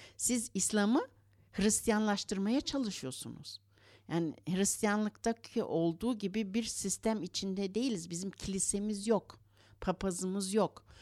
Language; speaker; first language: Turkish; early bilingual, heritage; Turkish